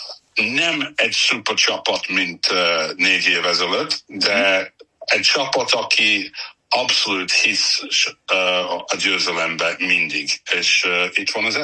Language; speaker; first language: Hungarian; non-native, learner; English